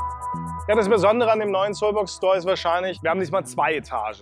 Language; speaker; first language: German; native; German